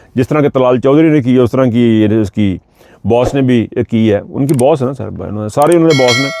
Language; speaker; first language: Urdu; non-native, local second language; Punjabi